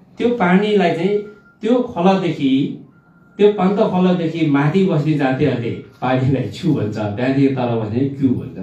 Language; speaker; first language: Nepali; non-native, local second language; Gurung